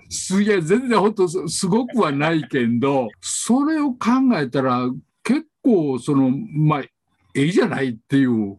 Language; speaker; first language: Japanese; native; Japanese